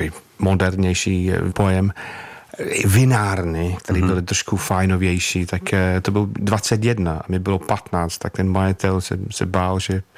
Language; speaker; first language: Czech; non-native, fluent; English